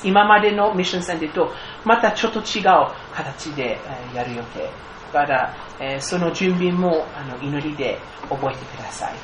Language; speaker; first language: Japanese; non-native, fluent; English